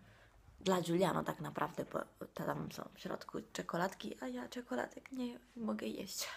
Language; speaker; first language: Polish; non-native, fluent; Italian